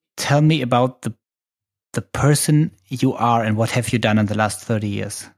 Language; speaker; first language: English; non-native, fluent; German